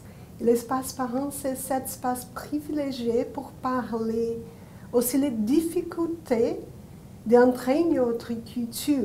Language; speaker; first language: French; non-native, learner; Portuguese